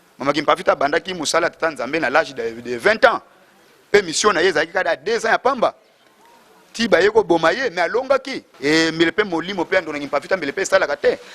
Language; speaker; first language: Lingala; non-native, local second language; Kongo